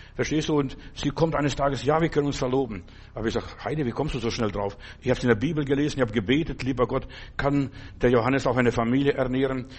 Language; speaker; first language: German; non-native, fluent; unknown